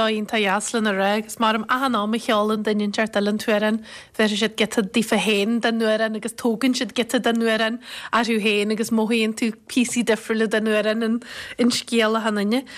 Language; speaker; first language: Irish; native; Irish